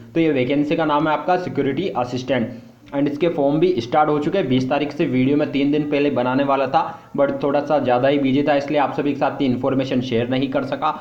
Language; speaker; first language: Hindi; native; Hindi